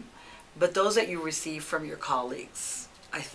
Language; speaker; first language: English; early bilingual, other home language; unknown